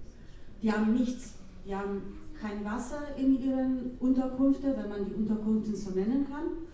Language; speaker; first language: German; non-native, fluent; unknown